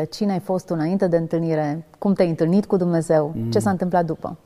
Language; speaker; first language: Romanian; native; Romanian